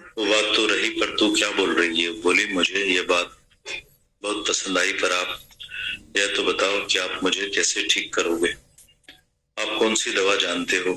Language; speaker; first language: Hindi; non-native, local second language; Sindhi